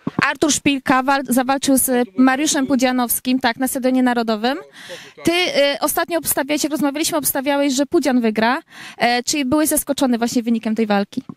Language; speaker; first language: Polish; native; Polish